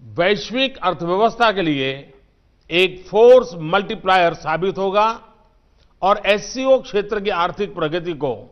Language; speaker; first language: Hindi; non-native, local second language; Gujarati